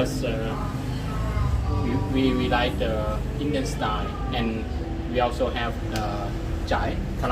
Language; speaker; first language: English; non-native, learner; Thai